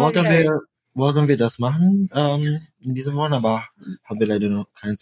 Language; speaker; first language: German; non-native, fluent; Indonesian